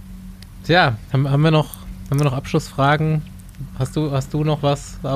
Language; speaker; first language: German; native; German